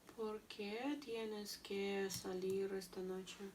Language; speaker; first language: Spanish; non-native, learner; Russian